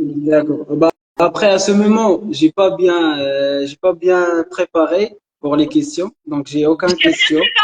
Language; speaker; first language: French; non-native, local second language; Arabic